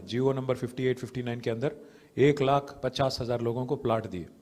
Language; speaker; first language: Hindi; non-native, local second language; Telugu